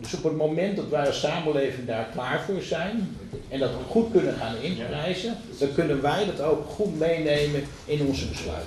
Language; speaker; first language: Dutch; native; Dutch